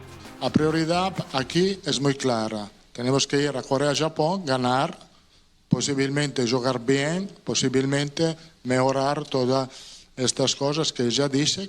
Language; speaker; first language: Spanish; non-native, fluent; Italian